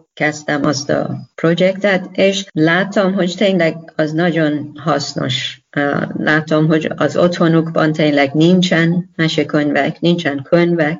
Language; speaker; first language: Hungarian; non-native, learner; Persian